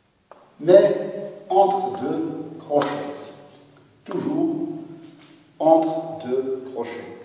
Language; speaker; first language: French; non-native, local second language; Arabic